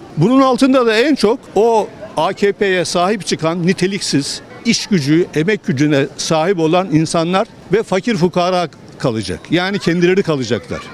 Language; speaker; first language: Turkish; native; Turkish